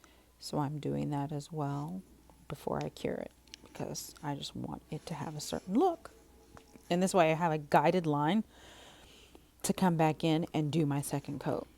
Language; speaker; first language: English; native; English